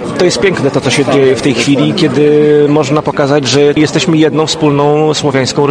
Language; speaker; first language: Polish; native; Polish